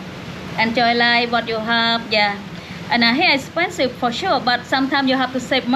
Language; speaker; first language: English; non-native, learner; Khmer